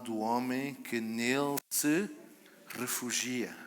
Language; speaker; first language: Portuguese; native; Portuguese